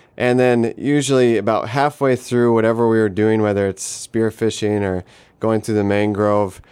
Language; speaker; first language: English; native; English